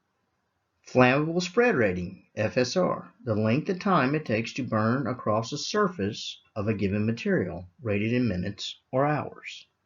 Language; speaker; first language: English; native; English